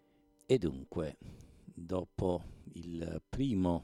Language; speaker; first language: Italian; native; Italian